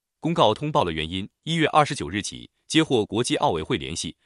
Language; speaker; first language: Chinese; native; Chinese